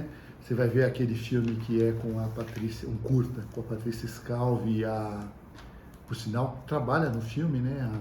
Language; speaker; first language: Portuguese; native; Portuguese